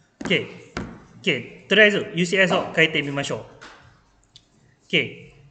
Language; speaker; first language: Japanese; non-native, fluent; Malay